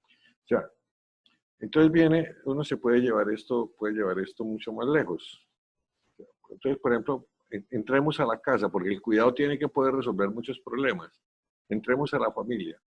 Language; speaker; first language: Spanish; native; Spanish